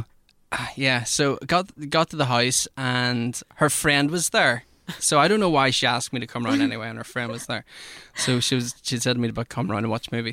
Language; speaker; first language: English; native; English